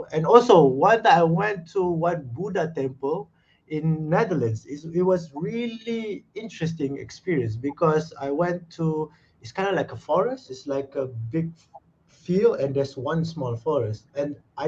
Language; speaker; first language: English; non-native, local second language; Malay